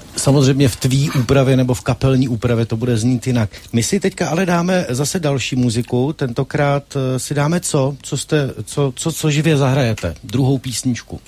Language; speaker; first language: Czech; native; Czech